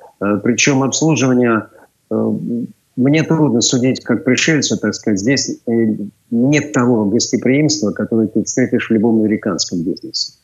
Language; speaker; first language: Russian; native; Russian